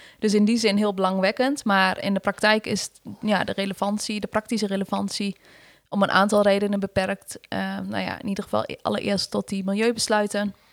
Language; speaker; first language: Dutch; native; Dutch